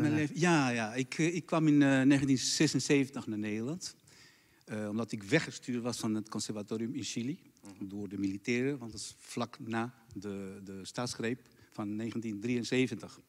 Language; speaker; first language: Dutch; non-native, fluent; Spanish